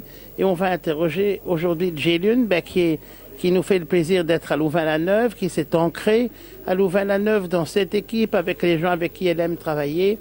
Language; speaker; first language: French; native; French